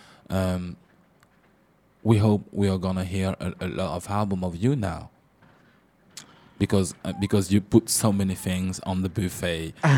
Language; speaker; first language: English; non-native, learner; French